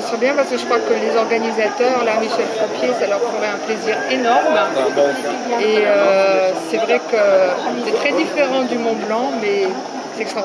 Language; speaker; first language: French; native; French